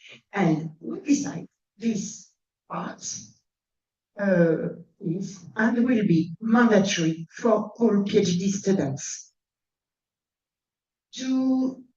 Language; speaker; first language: English; non-native, fluent; French